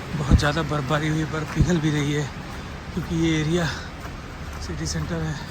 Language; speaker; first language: Hindi; native; Hindi